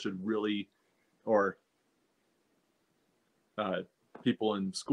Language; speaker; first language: English; native; English